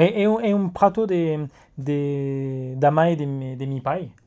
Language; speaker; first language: Portuguese; non-native, learner; French